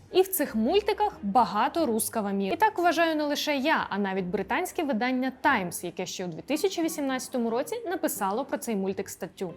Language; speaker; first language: Ukrainian; non-native, local second language; Russian